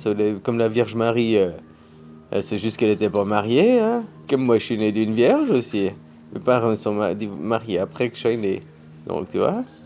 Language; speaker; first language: French; native; French